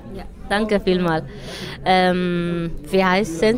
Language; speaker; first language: German; non-native, learner; Tigrinya